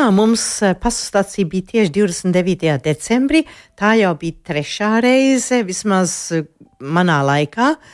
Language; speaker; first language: Latvian; early bilingual, heritage; Latvian